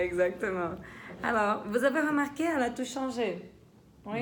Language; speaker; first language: French; non-native, fluent; Portuguese